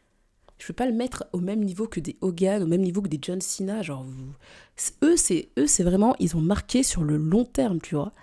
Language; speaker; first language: French; native; French